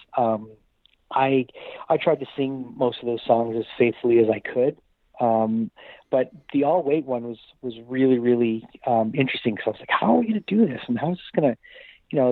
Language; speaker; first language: English; native; English